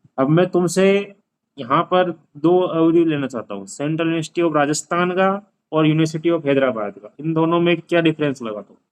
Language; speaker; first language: Hindi; native; Hindi